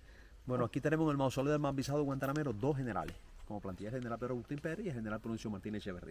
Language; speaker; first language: Spanish; native; Spanish